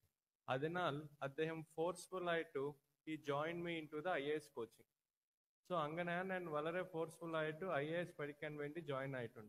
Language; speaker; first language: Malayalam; non-native, learner; Telugu